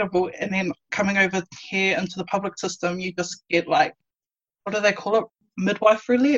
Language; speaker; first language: English; native; English